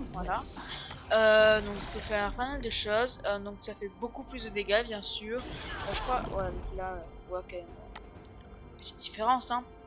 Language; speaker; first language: French; native; French